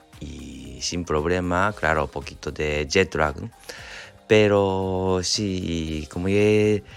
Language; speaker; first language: Spanish; non-native, learner; Japanese